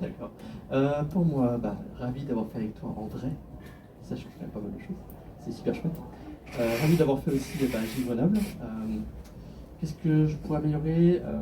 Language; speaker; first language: French; native; French